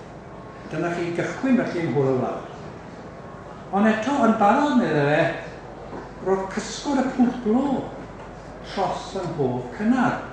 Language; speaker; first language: Welsh; native; Welsh